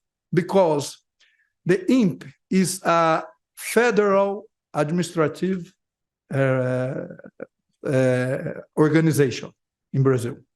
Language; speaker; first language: English; non-native, learner; Portuguese